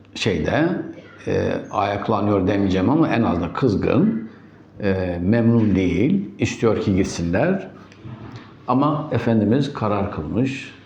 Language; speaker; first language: Turkish; native; Turkish